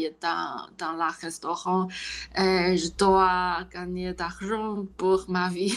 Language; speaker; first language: French; non-native, learner; Chinese